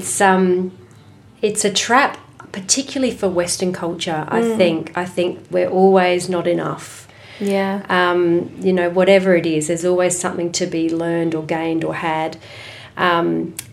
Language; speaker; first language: English; native; English